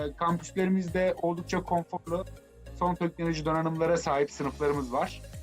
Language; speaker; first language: Turkish; native; Turkish